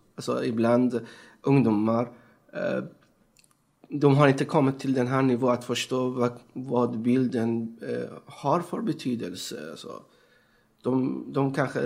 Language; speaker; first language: Swedish; non-native, fluent; Persian